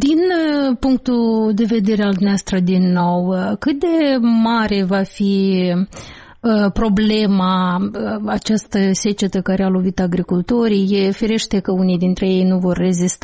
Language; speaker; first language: Romanian; native; Romanian